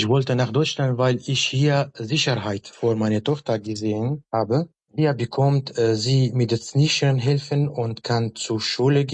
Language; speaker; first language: German; non-native, learner; Arabic